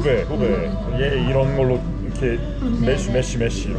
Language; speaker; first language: Korean; native; Korean